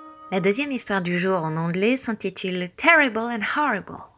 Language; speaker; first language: French; native; French